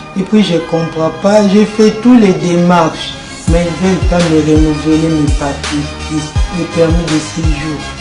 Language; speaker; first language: French; non-native, local second language; Lingala